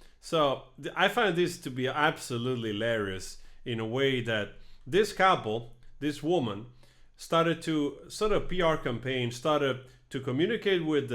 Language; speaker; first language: English; non-native, fluent; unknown